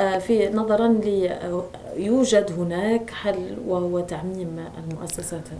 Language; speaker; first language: Arabic; native; Arabic